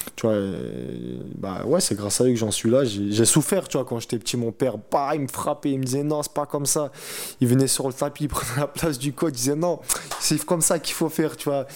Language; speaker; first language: French; early bilingual, other home language; Chechen